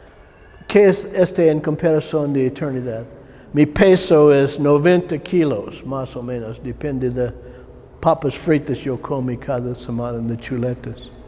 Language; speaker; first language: Spanish; non-native, learner; English